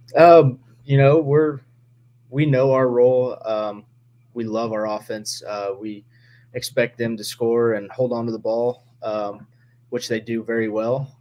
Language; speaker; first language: English; native; English